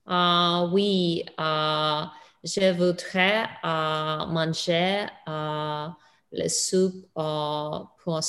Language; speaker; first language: French; non-native, learner; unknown